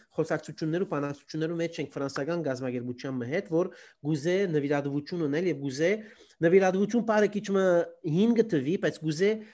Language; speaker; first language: Armenian; early bilingual, heritage; Armenian